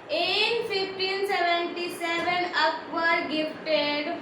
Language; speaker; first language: English; non-native, local second language; Hindi